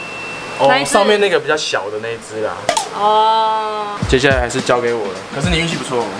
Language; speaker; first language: Chinese; native; Chinese